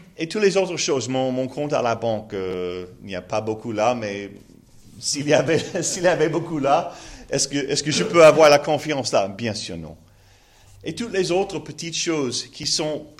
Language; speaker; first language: French; non-native, learner; English